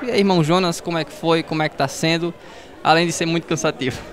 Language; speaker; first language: Portuguese; native; Portuguese